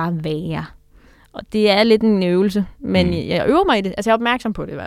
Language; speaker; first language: Danish; native; Danish